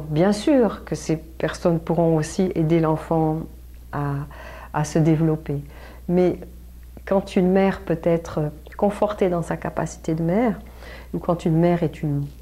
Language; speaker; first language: French; native; French